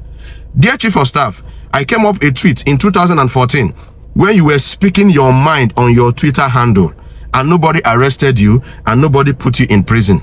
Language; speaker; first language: English; non-native, local second language; Igbo